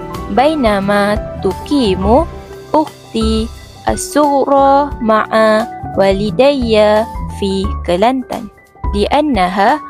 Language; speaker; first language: Arabic; non-native, learner; Malay